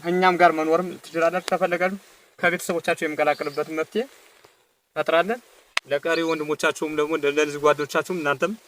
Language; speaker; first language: Amharic; native; Amharic